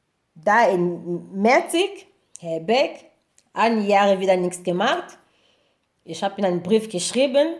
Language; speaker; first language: German; non-native, learner; Lingala